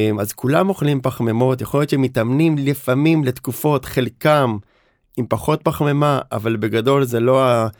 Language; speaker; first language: Hebrew; native; Hebrew